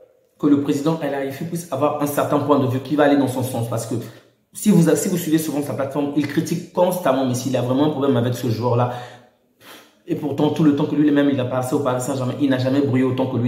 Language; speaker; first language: French; native; French